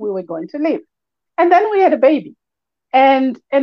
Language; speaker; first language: English; non-native, local second language; Shona